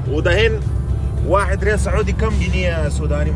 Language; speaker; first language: Arabic; non-native, learner; Hindi